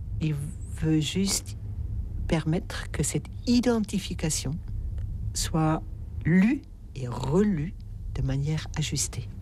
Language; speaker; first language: French; native; French